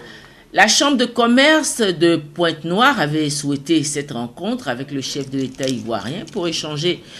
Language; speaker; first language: French; native; French